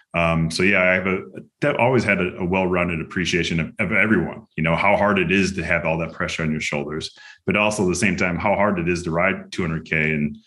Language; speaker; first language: English; native; English